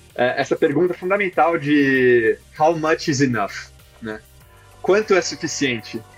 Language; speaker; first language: Portuguese; native; Portuguese